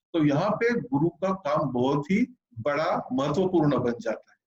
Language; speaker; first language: Hindi; non-native, local second language; Marathi